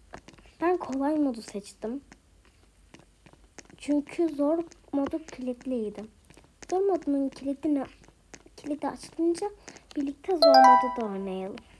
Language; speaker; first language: Turkish; native; Turkish